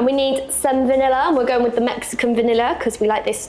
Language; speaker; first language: English; native; English